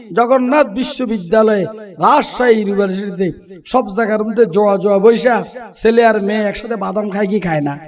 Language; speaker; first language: Bangla; native; Bangla